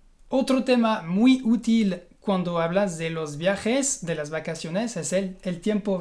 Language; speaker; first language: Spanish; non-native, fluent; French